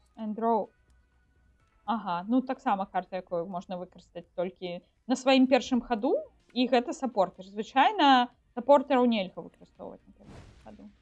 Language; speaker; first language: Belarusian; non-native, local second language; Russian